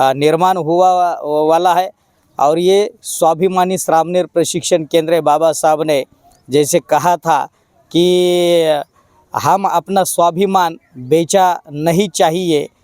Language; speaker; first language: Hindi; non-native, local second language; Marathi